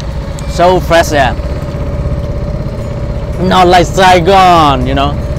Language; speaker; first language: English; non-native, fluent; Vietnamese